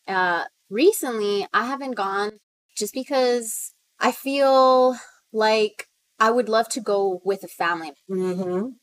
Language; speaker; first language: English; early bilingual, other home language; Spanish